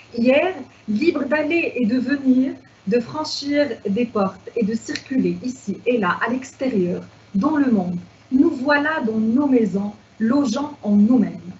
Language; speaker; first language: French; non-native, local second language; Arabic